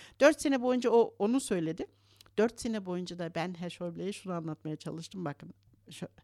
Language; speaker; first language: Turkish; early bilingual, heritage; Turkish